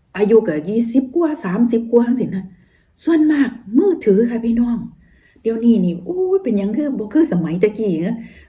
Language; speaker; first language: Thai; native; Thai